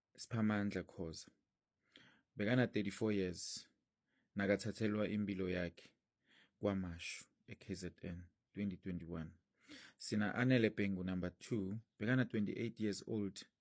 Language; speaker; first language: Zulu; non-native, local second language; Swati